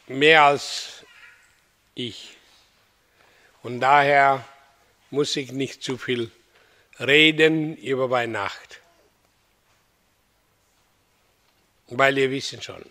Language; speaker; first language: German; non-native, learner; Hindi